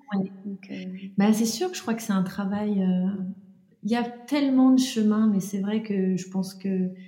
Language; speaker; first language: French; native; French